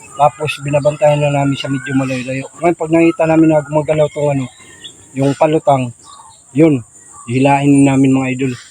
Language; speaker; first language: Filipino; native; Filipino